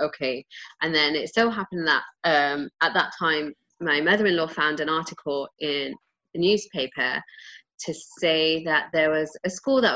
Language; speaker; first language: English; native; English